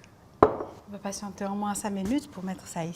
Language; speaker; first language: French; non-native, local second language; Arabic